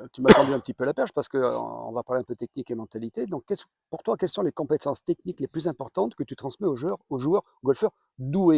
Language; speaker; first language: French; native; French